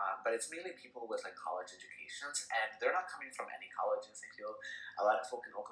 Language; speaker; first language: English; early bilingual, other home language; Spanish